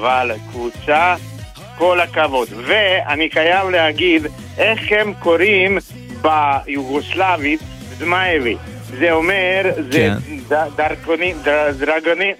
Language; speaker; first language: Hebrew; non-native, learner; Bosnian